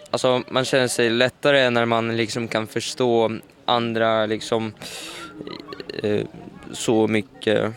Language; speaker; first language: Swedish; early bilingual, other home language; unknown